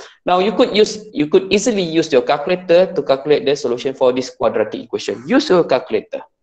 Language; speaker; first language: English; non-native, local second language; Malay